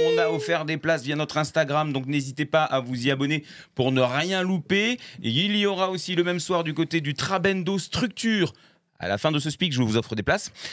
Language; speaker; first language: French; native; French